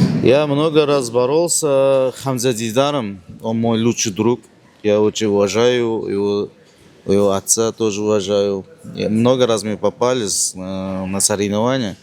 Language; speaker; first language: Russian; non-native, learner; Uzbek